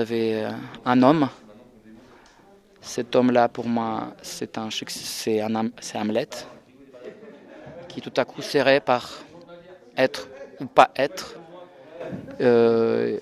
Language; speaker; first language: French; non-native, fluent; Russian